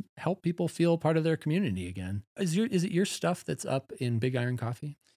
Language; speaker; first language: English; native; English